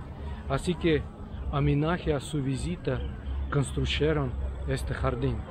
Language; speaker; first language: Spanish; non-native, learner; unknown